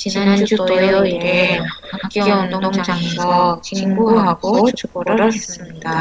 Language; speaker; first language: Korean; non-native, learner; Indonesian